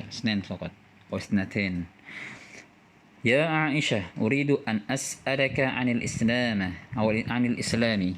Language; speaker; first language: Arabic; non-native, fluent; Indonesian